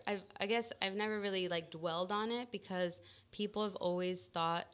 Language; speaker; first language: English; early bilingual, other home language; Spanish